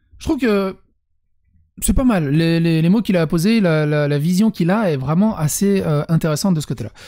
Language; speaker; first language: French; early bilingual, other home language; Serbian